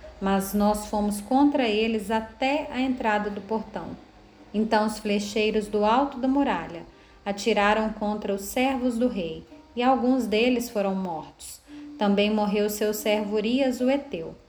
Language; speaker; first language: Portuguese; native; Portuguese